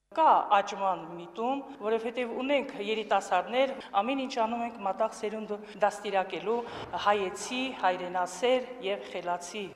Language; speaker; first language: Armenian; native; Armenian